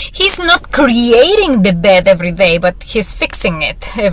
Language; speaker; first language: English; non-native, fluent; Spanish